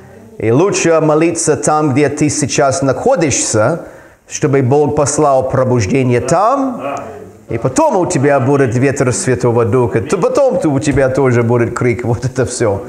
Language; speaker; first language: Russian; non-native, fluent; English